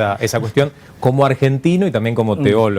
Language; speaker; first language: Spanish; native; Spanish